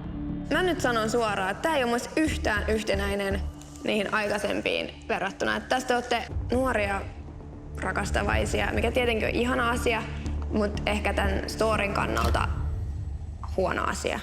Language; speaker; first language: Finnish; native; Finnish